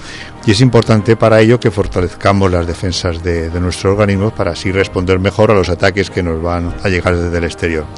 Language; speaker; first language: Spanish; native; Spanish